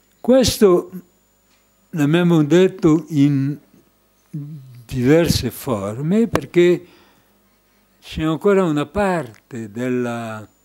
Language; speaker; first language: Italian; non-native, fluent; French